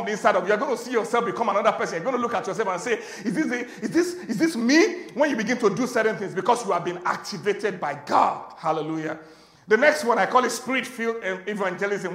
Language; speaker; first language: English; non-native, local second language; Yoruba